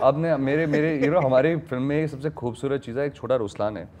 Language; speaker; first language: Hindi; native; Hindi